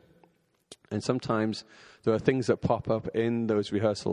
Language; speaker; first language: English; native; English